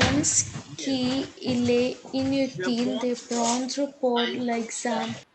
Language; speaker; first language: French; non-native, learner; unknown